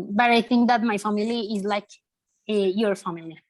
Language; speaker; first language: English; non-native, learner; Spanish